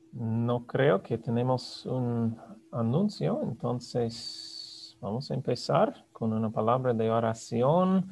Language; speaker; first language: Spanish; non-native, fluent; English